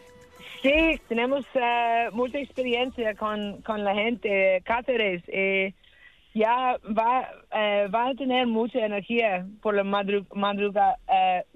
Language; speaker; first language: Spanish; non-native, learner; English